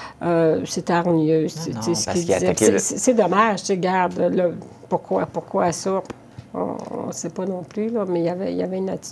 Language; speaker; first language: French; native; French